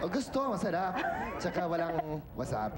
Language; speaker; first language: Filipino; non-native, learner; Japanese